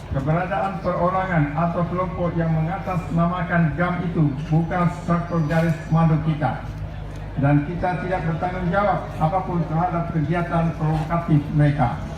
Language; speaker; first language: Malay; non-native, local second language; Achinese